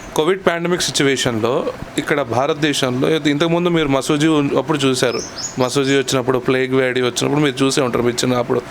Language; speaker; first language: Telugu; native; Telugu